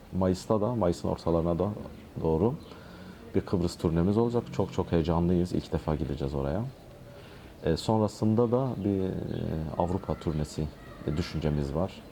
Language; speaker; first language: Turkish; non-native, local second language; Kurdish